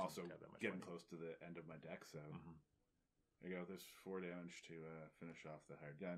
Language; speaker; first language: English; native; English